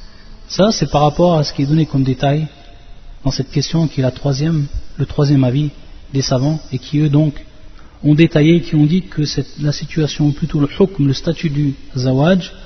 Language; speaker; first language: French; native; French